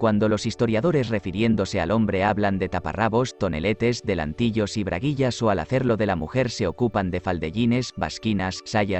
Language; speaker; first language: Spanish; native; Spanish